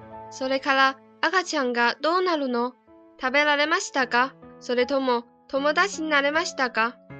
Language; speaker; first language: Japanese; non-native, learner; Chinese